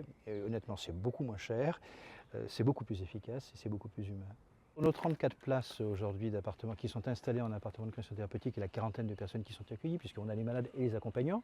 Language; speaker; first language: French; native; French